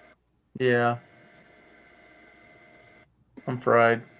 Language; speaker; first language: English; native; English